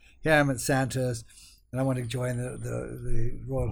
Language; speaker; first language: English; native; English